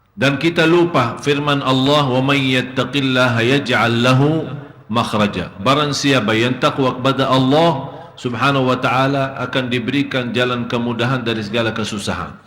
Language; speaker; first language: Indonesian; non-native, fluent; Arabic